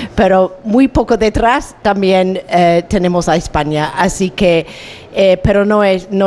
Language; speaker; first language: Spanish; non-native, fluent; English